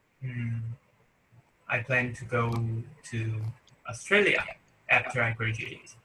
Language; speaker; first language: English; non-native, learner; Chinese